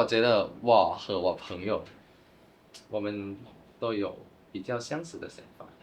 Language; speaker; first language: Chinese; non-native, fluent; Thai